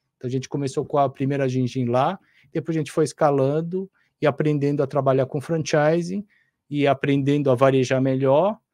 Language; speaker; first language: Portuguese; non-native, fluent; Korean